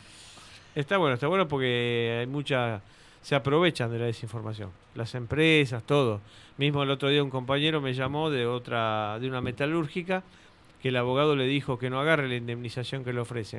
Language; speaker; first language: Spanish; native; Spanish